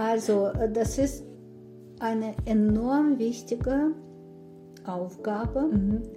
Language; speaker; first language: German; non-native, fluent; Russian